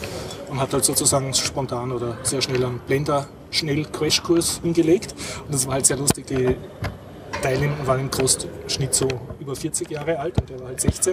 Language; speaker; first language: German; native; German